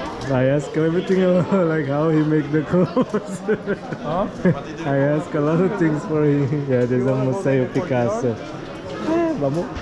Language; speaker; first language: English; non-native, learner; Portuguese